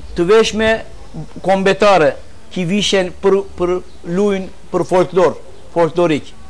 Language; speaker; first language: Albanian; early bilingual, heritage; Albanian